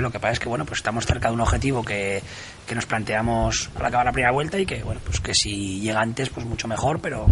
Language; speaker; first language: Spanish; native; Spanish